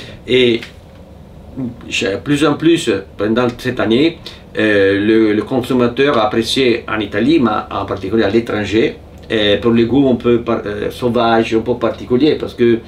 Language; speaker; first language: French; non-native, fluent; Italian